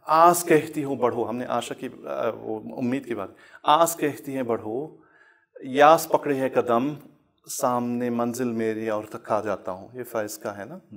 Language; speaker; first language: Urdu; non-native, fluent; German